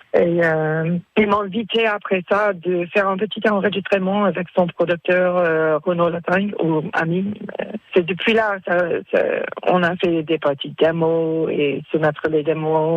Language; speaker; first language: French; non-native, fluent; English